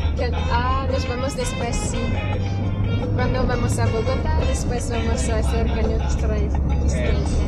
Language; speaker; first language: Spanish; non-native, learner; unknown